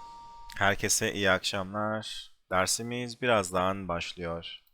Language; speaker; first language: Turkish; non-native, fluent; English